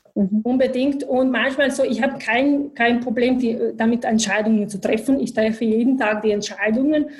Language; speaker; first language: German; non-native, fluent; Bosnian